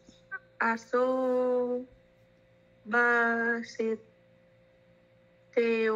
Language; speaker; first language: Japanese; non-native, learner; Spanish